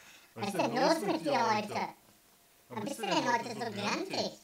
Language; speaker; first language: German; native; German